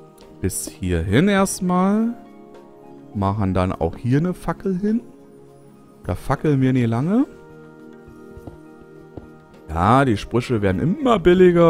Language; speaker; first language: German; native; German